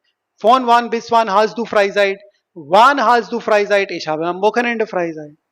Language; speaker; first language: German; non-native, fluent; Hindi